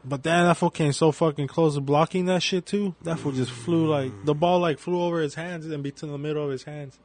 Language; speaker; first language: English; early bilingual, other home language; Spanish